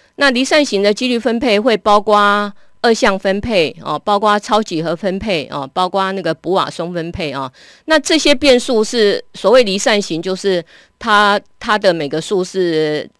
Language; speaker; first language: Chinese; native; Chinese